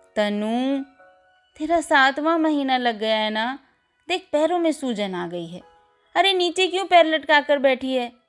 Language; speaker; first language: Hindi; native; Hindi